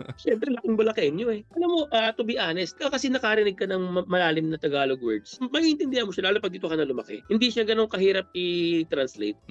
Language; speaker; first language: Filipino; early bilingual, other home language; Punjabi